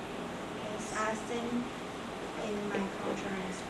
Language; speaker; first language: English; non-native, learner; Chinese